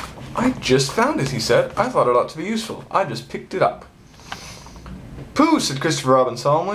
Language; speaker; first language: English; native; English